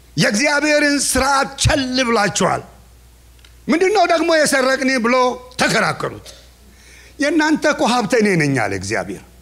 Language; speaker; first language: Amharic; non-native, local second language; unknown